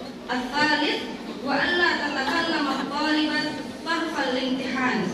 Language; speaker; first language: Arabic; non-native, learner; Indonesian